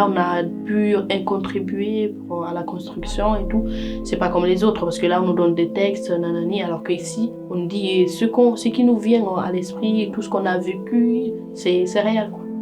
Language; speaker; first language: French; non-native, local second language; Fula